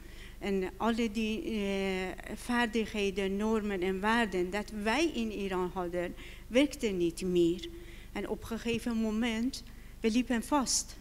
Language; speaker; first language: Dutch; non-native, learner; Persian